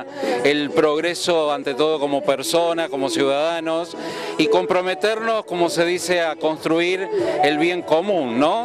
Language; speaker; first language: Spanish; native; Spanish